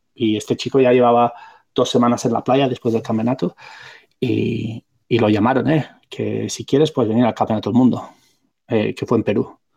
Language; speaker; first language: Spanish; non-native, local second language; Catalan